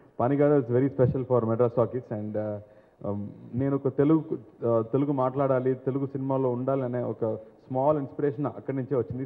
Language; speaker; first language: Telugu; non-native, learner; Tamil